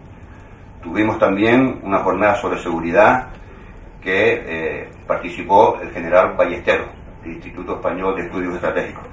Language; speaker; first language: Spanish; native; Spanish